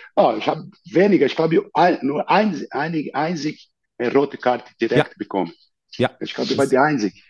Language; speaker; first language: German; non-native, fluent; Portuguese